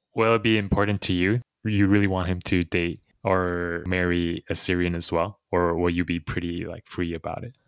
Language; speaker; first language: English; early bilingual, other home language; Chinese